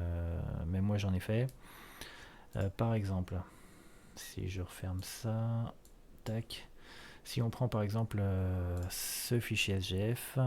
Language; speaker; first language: French; native; French